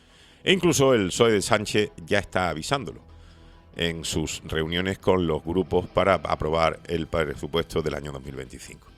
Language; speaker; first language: Spanish; native; Spanish